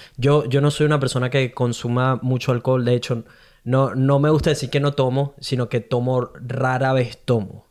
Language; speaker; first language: Spanish; native; Spanish